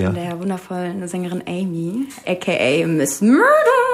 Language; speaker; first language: German; native; German